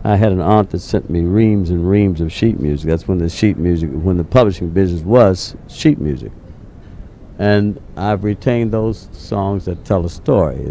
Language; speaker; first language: English; native; English